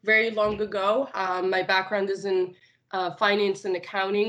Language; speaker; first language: English; non-native, fluent; Arabic